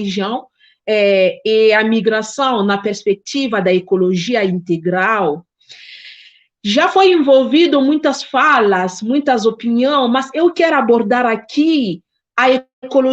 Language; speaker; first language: Portuguese; non-native, fluent; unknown